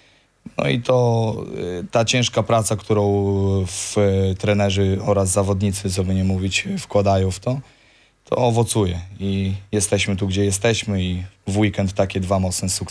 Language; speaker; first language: Polish; native; Polish